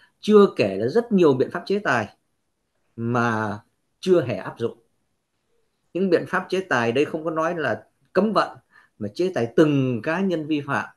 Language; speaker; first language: Vietnamese; native; Vietnamese